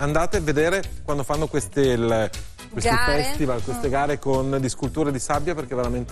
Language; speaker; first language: Italian; native; Italian